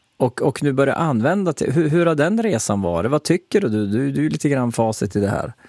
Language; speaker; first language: Swedish; native; Swedish